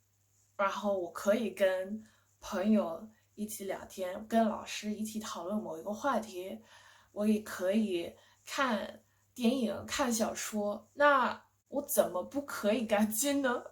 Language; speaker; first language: Chinese; non-native, fluent; English